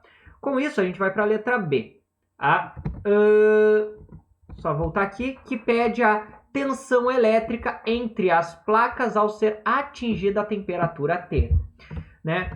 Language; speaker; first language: Portuguese; native; Portuguese